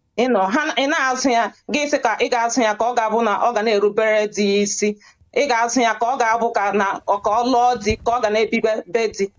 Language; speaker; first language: Igbo; early bilingual, heritage; Igbo